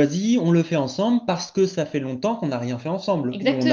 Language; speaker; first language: French; native; French